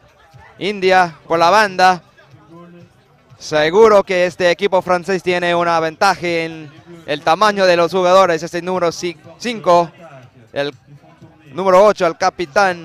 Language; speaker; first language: Spanish; non-native, fluent; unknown